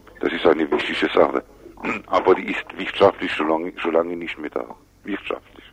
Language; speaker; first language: German; non-native, local second language; French